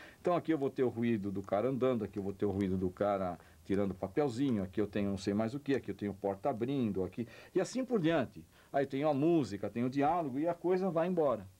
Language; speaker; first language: Portuguese; native; Portuguese